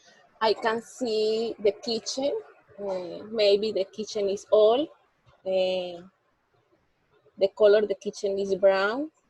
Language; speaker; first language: English; non-native, learner; Spanish